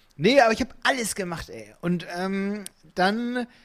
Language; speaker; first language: German; native; German